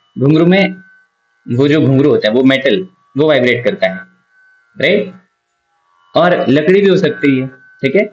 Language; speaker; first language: Hindi; non-native, local second language; Marathi